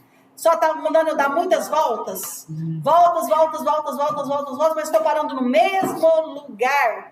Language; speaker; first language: Portuguese; native; Portuguese